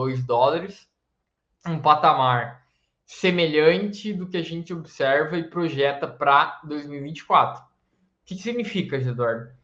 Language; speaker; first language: Portuguese; native; Portuguese